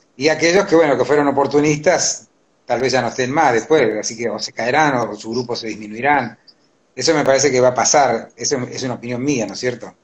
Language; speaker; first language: Spanish; native; Spanish